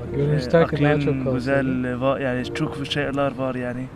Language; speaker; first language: Turkish; non-native, learner; Arabic